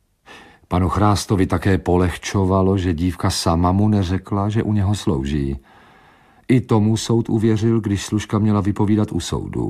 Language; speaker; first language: Czech; native; Czech